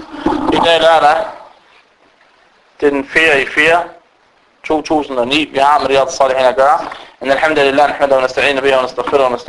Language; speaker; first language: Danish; non-native, fluent; Arabic